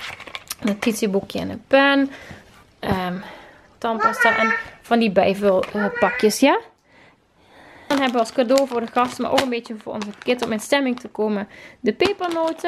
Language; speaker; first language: Dutch; native; Dutch